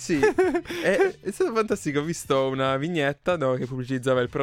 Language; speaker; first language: Italian; native; Italian